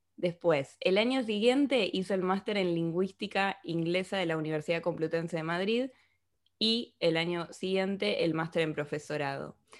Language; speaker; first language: Spanish; native; Spanish